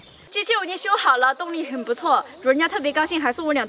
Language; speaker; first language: Chinese; native; Chinese